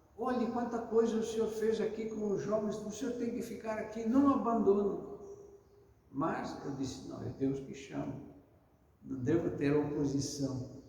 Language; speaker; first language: Portuguese; non-native, fluent; Italian